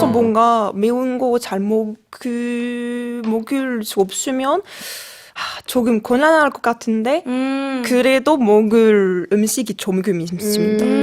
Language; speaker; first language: Korean; non-native, fluent; French